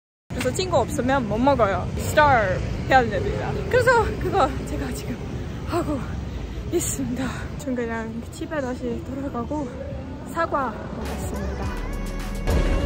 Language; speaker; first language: Korean; non-native, learner; Estonian